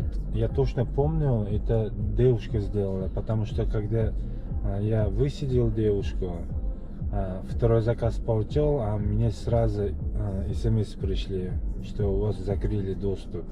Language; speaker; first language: Russian; non-native, learner; Uzbek